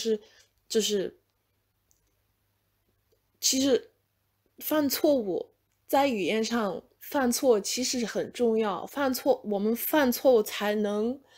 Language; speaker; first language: Chinese; non-native, fluent; English